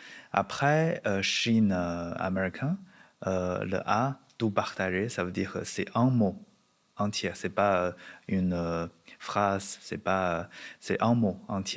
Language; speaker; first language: French; non-native, learner; Chinese